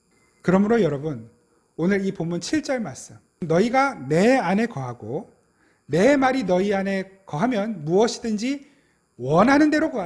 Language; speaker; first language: Korean; native; Korean